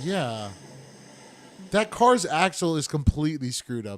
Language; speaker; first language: English; native; English